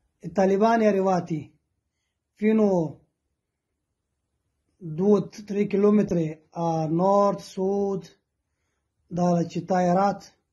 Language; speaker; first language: Italian; non-native, learner; Persian